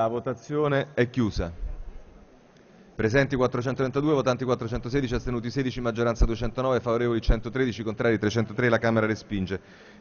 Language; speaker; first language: Italian; native; Italian